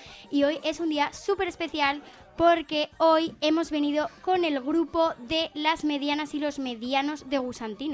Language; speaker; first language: Spanish; native; Spanish